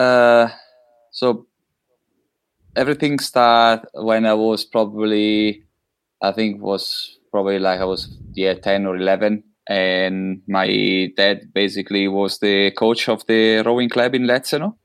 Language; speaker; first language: English; non-native, fluent; Italian